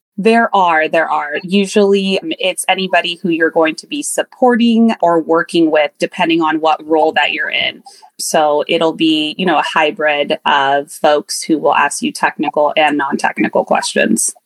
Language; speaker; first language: English; native; English